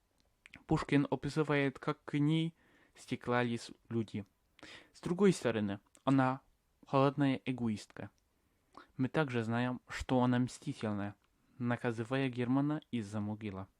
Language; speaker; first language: Russian; non-native, learner; English